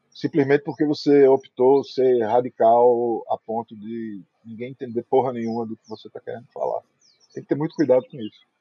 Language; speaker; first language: Portuguese; native; Portuguese